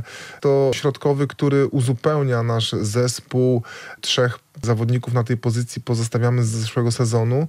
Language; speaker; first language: Polish; native; Polish